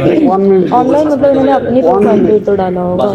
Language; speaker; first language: Hindi; native; Hindi